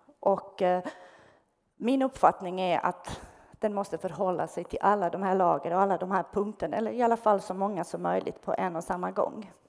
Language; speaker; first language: Swedish; non-native, fluent; Bosnian